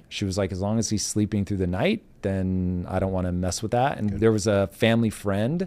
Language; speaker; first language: English; native; English